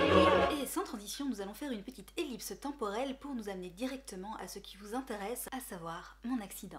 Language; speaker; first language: French; native; French